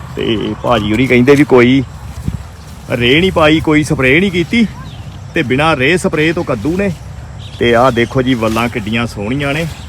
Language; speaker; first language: Punjabi; native; Punjabi